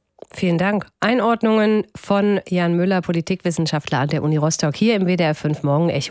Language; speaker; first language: German; native; German